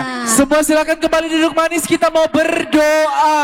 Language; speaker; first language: Indonesian; native; Indonesian